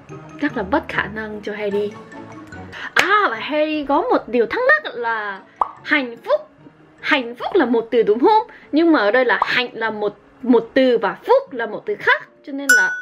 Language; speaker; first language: Vietnamese; non-native, fluent; Korean